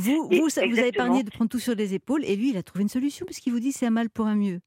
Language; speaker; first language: French; native; French